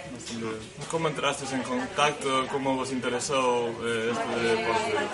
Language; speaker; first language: Galician; native; Galician